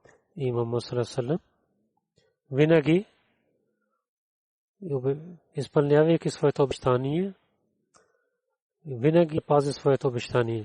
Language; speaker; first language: Bulgarian; non-native, learner; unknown